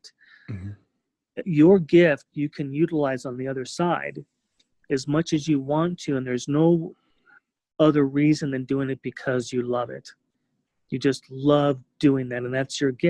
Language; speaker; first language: English; native; English